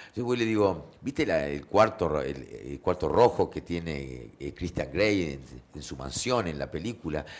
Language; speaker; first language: Spanish; native; Spanish